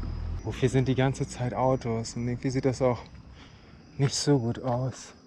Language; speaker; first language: German; native; German